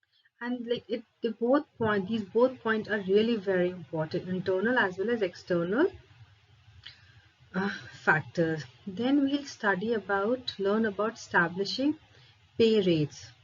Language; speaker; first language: English; non-native, local second language; Hindi